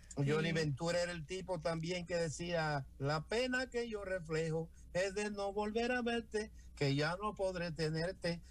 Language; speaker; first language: Spanish; native; Spanish